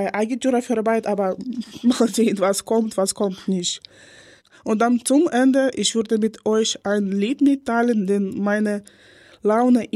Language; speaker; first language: German; non-native, learner; Ukrainian